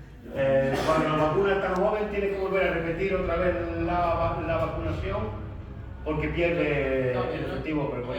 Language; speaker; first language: Spanish; native; Spanish